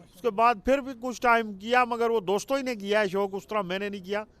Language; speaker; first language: Urdu; non-native, local second language; Punjabi